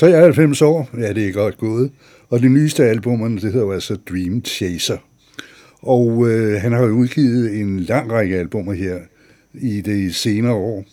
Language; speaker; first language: Danish; native; Danish